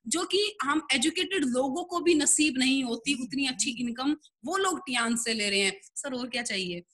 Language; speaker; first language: Hindi; native; Hindi